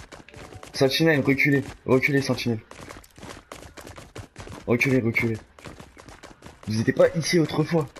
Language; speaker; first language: French; native; French